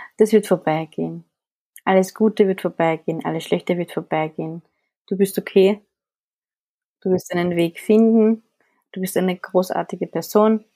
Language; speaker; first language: German; early bilingual, other home language; Arabic